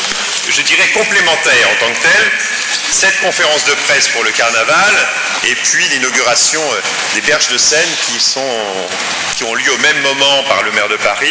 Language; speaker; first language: French; native; French